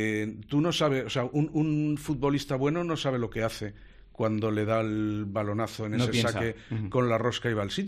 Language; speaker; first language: Spanish; native; Spanish